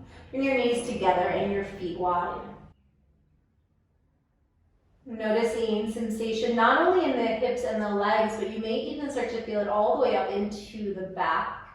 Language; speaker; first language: English; native; English